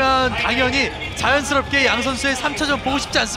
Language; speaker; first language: Korean; native; Korean